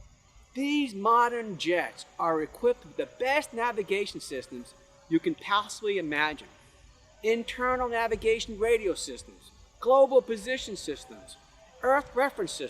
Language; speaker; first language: English; native; English